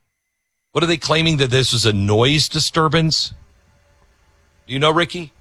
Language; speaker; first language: English; native; English